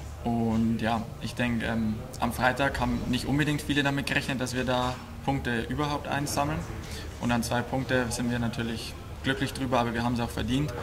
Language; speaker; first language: German; native; German